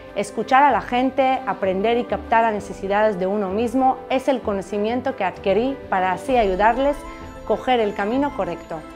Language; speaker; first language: Spanish; non-native, fluent; Hebrew